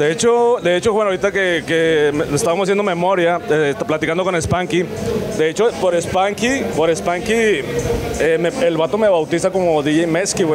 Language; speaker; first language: Spanish; native; Spanish